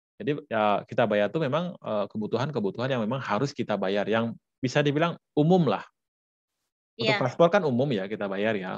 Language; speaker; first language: Indonesian; native; Indonesian